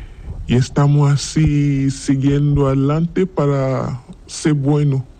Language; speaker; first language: Spanish; non-native, learner; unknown